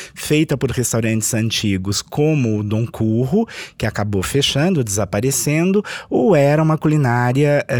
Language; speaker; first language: Portuguese; native; Portuguese